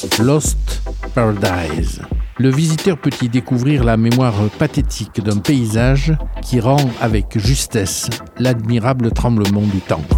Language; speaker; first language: French; native; French